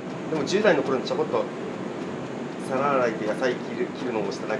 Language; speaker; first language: Japanese; native; Japanese